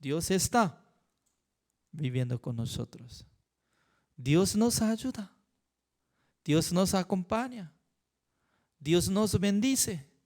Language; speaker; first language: Spanish; non-native, learner; Korean